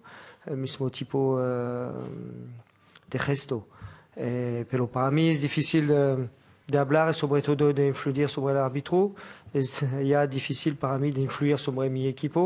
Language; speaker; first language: Spanish; non-native, fluent; French